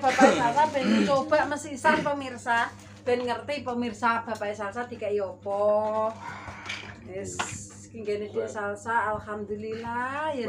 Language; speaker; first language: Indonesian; non-native, local second language; Javanese